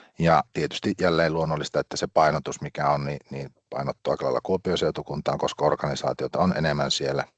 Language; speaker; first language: Finnish; native; Finnish